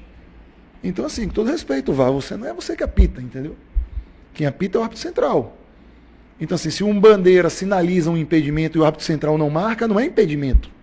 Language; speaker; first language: Portuguese; native; Portuguese